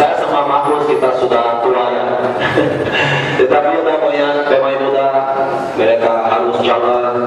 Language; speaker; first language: Indonesian; non-native, fluent; Portuguese